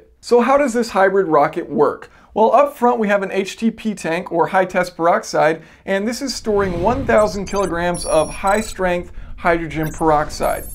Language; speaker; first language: English; native; English